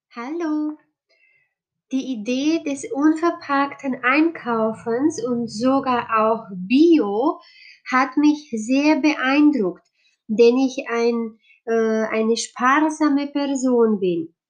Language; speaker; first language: German; non-native, learner; Romanian